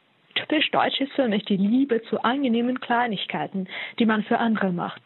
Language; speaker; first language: German; non-native, fluent; Russian